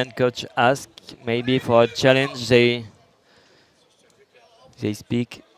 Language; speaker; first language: English; non-native, learner; French